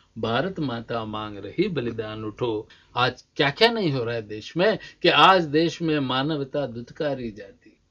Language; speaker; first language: Hindi; non-native, local second language; Rajasthani